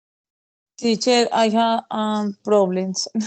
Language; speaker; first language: English; non-native, learner; Spanish